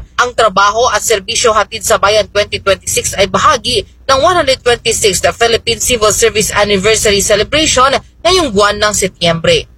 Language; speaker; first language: Filipino; non-native, local second language; Cebuano